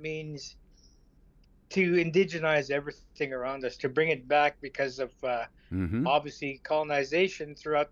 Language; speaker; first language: English; native; English